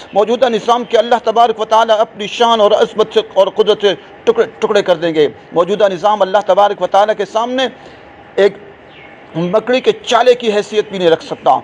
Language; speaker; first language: Urdu; non-native, local second language; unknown